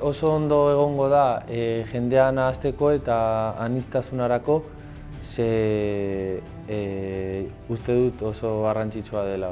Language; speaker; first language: Basque; early bilingual, other home language; Arabic